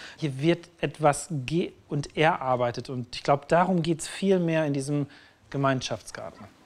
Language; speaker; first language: German; native; German